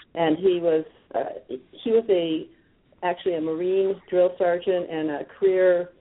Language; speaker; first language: English; native; English